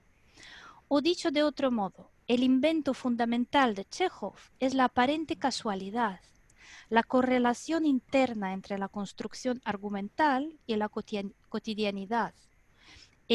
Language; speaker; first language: Spanish; non-native, fluent; Russian